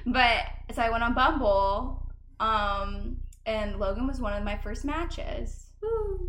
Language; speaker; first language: English; native; English